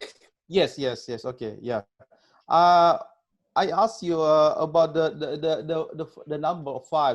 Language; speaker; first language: English; non-native, learner; Indonesian